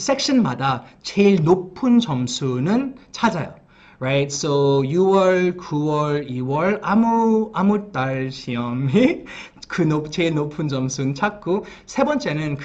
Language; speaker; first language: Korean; early bilingual, heritage; English